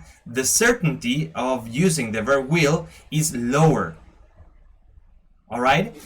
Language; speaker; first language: English; non-native, fluent; Spanish